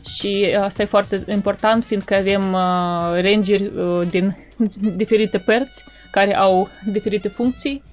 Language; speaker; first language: Romanian; non-native, local second language; Russian